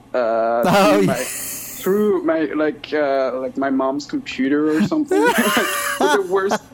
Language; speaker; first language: English; non-native, fluent; French